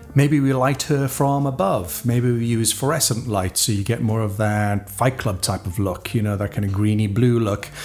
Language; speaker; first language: English; native; English